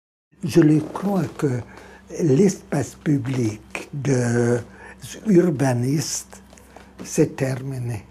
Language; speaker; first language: French; non-native, fluent; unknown